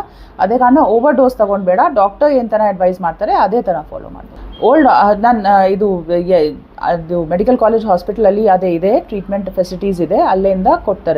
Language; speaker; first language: Kannada; non-native, learner; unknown